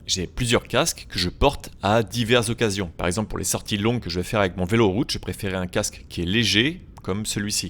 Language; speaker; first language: French; native; French